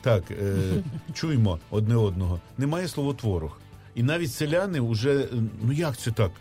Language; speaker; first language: Ukrainian; native; Ukrainian